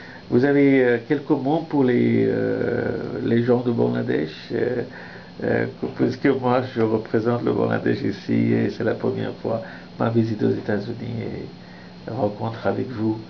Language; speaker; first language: French; non-native, fluent; Bangla